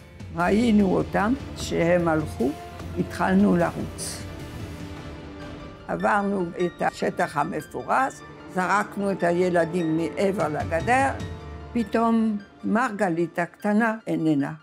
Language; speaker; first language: Hebrew; non-native, fluent; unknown